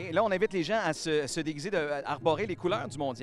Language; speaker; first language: French; native; French